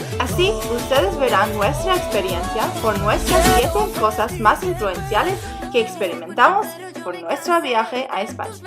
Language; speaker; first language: Spanish; non-native, learner; English